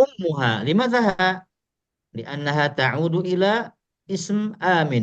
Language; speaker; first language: Arabic; non-native, fluent; Indonesian